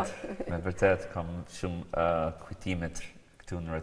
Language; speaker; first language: Albanian; non-native, fluent; English